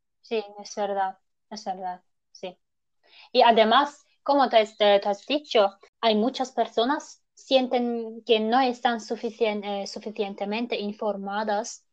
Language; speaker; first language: Spanish; non-native, learner; German